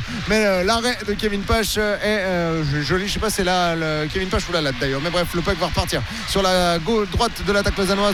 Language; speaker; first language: French; native; French